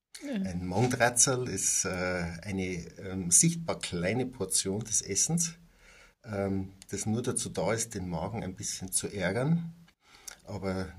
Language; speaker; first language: German; native; German